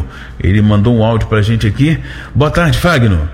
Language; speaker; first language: Portuguese; native; Portuguese